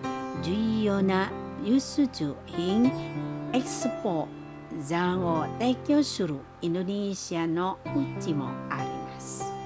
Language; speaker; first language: Japanese; non-native, fluent; Indonesian